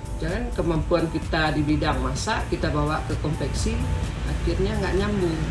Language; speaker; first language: Indonesian; non-native, local second language; Minangkabau